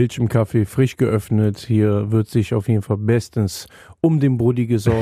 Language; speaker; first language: German; native; German